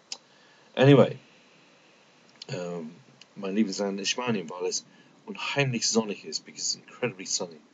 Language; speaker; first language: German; non-native, fluent; English